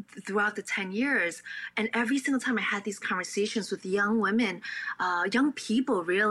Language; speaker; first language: English; early bilingual, other home language; Cantonese